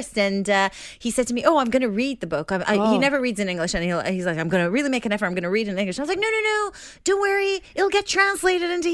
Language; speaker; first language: English; non-native, fluent; Hebrew